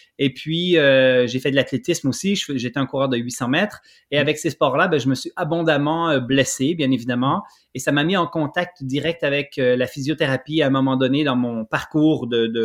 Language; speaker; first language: French; native; French